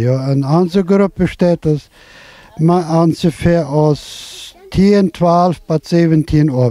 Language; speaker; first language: German; non-native, local second language; Plautdietsch